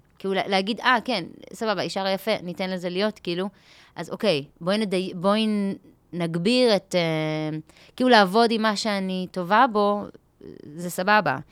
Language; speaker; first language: Hebrew; native; Hebrew